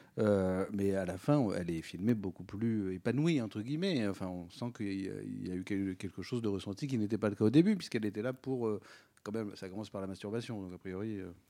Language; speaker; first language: French; native; French